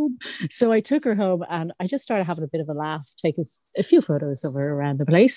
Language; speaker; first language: English; native; English